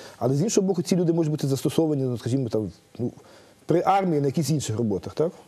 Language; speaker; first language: Ukrainian; native; Ukrainian